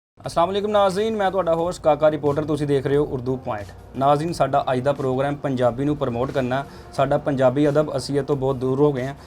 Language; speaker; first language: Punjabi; native; Punjabi